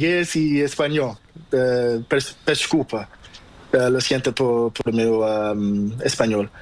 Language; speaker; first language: Spanish; non-native, learner; Portuguese